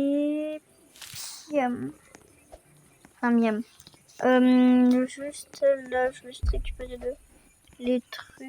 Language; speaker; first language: French; native; French